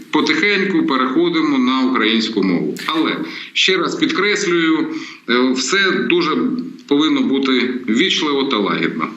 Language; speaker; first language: Ukrainian; non-native, local second language; Russian